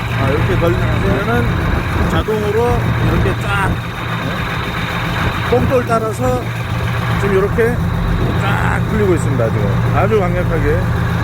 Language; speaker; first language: Korean; native; Korean